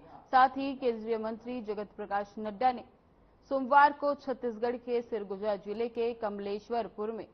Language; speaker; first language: Hindi; native; Hindi